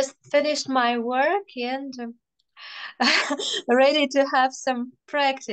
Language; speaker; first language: English; non-native, fluent; Russian